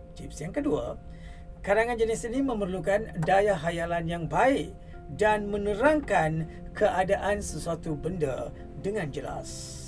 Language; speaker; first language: Malay; non-native, local second language; Tamil